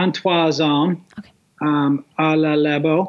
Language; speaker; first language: French; non-native, learner; English